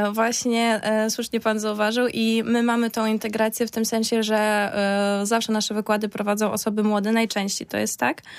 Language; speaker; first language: Polish; non-native, fluent; Ukrainian